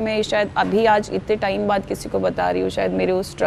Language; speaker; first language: Hindi; native; Hindi